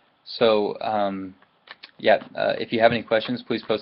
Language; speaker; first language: English; native; English